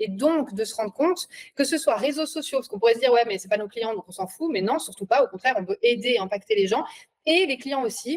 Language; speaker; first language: French; native; French